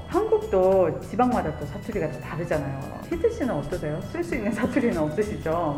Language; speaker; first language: Korean; native; Korean